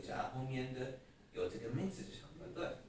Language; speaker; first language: Chinese; non-native, fluent; English